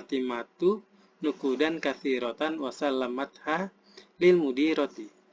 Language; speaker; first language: Arabic; non-native, fluent; Indonesian